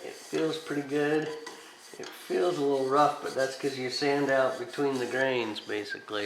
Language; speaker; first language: English; native; English